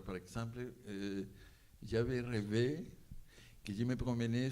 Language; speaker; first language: French; non-native, fluent; Spanish